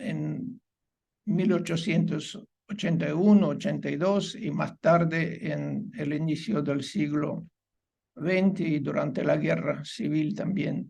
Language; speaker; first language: Spanish; non-native, fluent; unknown